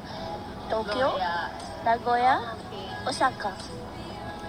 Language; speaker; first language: English; non-native, learner; Filipino